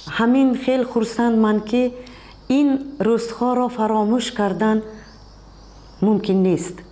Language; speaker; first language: Tajik; non-native, local second language; Uzbek